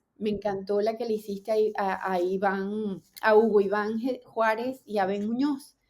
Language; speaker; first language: Spanish; native; Spanish